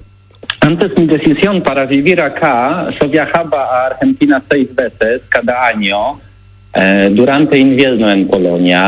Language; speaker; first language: Spanish; non-native, learner; Polish